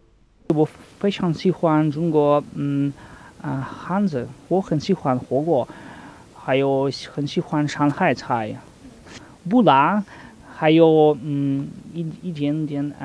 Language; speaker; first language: Chinese; non-native, learner; Russian